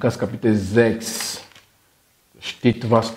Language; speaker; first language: German; non-native, fluent; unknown